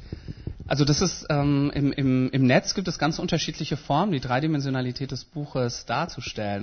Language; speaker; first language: German; native; German